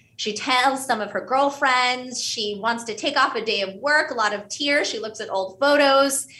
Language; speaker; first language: English; early bilingual, other home language; Hindi